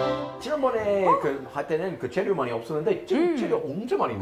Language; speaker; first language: Korean; non-native, learner; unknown